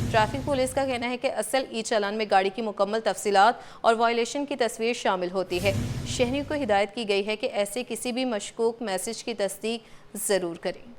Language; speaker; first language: Urdu; native; Urdu